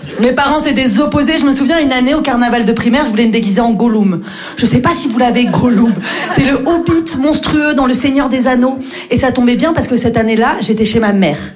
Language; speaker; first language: French; native; French